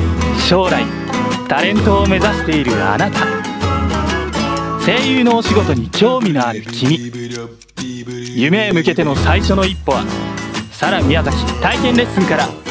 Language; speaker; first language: Japanese; native; Japanese